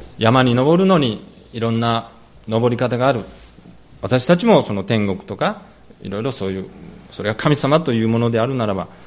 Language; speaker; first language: Japanese; native; Japanese